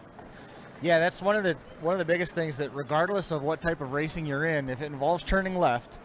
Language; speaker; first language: English; native; English